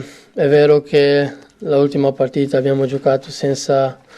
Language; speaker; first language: Italian; non-native, fluent; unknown